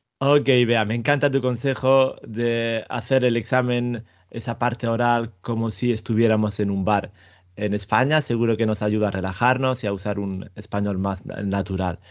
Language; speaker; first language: Spanish; native; Spanish